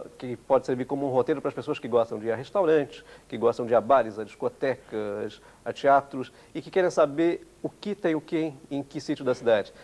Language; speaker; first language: Portuguese; early bilingual, other home language; Italian